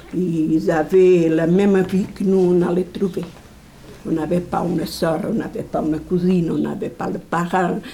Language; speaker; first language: French; non-native, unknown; Portuguese